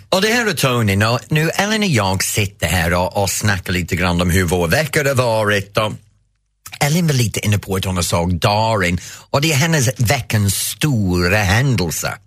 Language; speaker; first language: Swedish; non-native, fluent; English